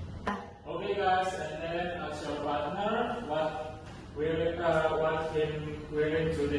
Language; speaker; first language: English; non-native, learner; Indonesian